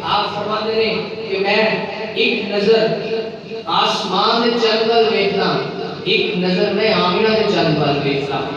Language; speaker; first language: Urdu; non-native, local second language; Punjabi